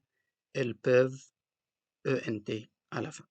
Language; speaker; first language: French; non-native, local second language; Arabic